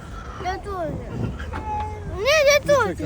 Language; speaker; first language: Russian; early bilingual, other home language; Tajik